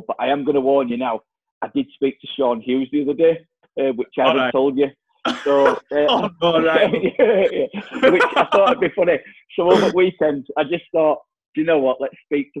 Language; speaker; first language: English; native; English